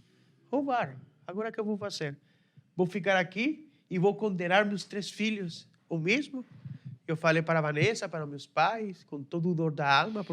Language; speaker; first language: Portuguese; non-native, fluent; Spanish